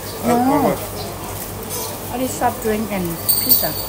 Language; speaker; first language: English; non-native, learner; Thai